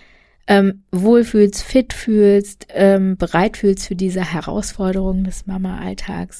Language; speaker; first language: German; native; German